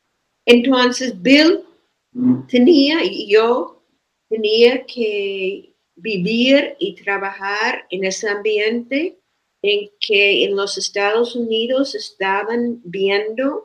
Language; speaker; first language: Spanish; non-native, fluent; English